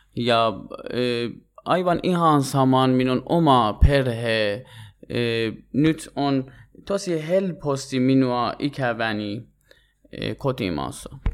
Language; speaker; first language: Finnish; non-native, learner; Persian